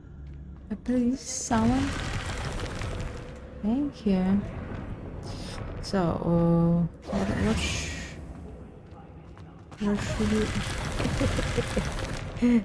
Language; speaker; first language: English; non-native, learner; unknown